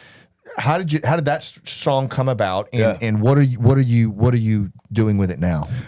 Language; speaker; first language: English; native; English